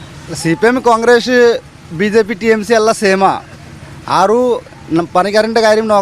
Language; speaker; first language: Malayalam; non-native, learner; Bangla